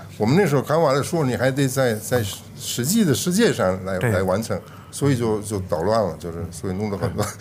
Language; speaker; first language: Chinese; non-native, fluent; Italian